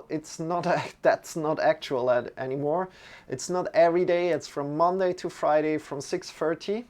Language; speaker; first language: English; non-native, fluent; German